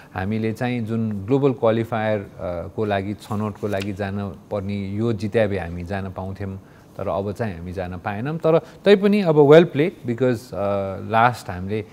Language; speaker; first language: Nepali; native; Nepali